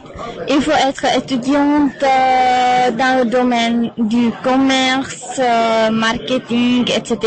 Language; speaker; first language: French; non-native, fluent; Czech